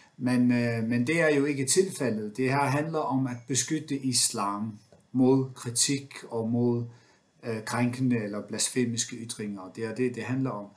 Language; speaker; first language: Danish; non-native, local second language; Faroese